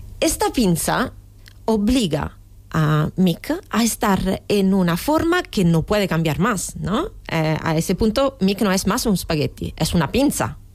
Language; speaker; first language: Spanish; non-native, fluent; Italian